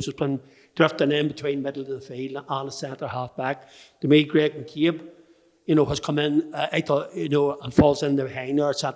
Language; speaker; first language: English; native; English